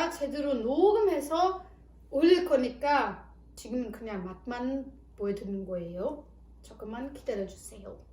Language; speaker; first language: Korean; non-native, fluent; German